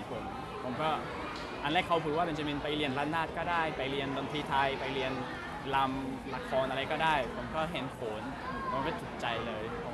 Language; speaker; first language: Thai; non-native, learner; English